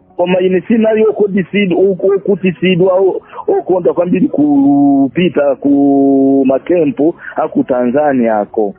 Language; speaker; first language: Nyanja; non-native, fluent; Swahili